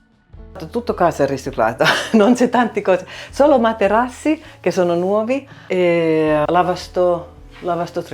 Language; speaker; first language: Italian; non-native, learner; Finnish